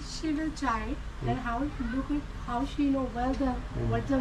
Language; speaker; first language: English; non-native, learner; Vietnamese